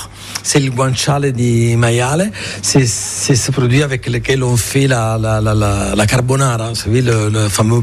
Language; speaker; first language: French; non-native, fluent; Italian